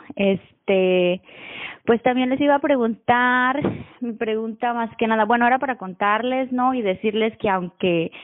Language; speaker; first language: Spanish; native; Spanish